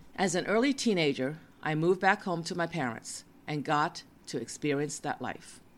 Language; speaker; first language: English; native; English